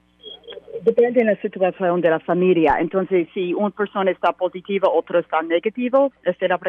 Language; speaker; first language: Spanish; non-native, learner; English